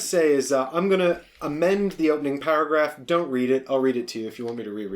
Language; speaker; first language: English; native; English